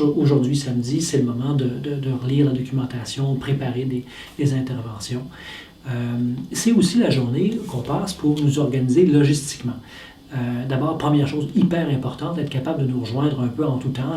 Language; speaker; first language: French; native; French